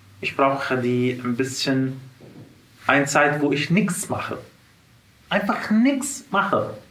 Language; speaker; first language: German; non-native, fluent; Arabic